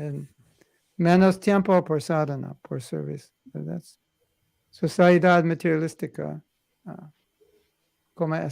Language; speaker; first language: Spanish; non-native, learner; English